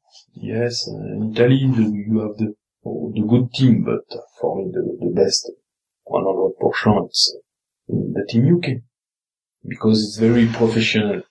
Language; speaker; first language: English; non-native, learner; French